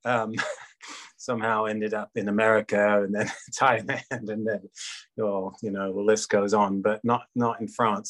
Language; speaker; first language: English; native; English